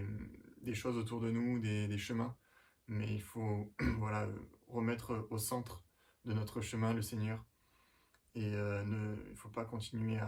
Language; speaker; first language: French; native; French